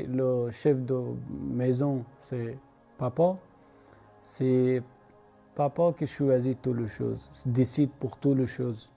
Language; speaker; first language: French; non-native, learner; Persian